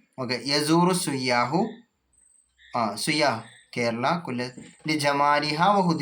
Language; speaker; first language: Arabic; non-native, learner; Malayalam